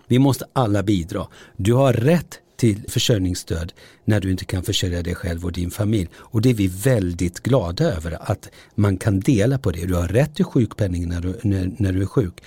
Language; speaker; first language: Swedish; early bilingual, other home language; Turoyo